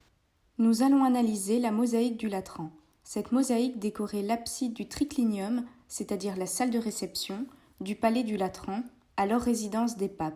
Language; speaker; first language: French; native; French